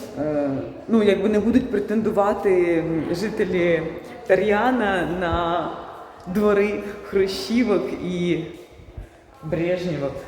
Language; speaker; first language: Ukrainian; native; Ukrainian